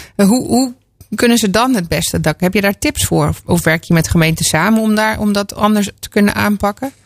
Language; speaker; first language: Dutch; native; Dutch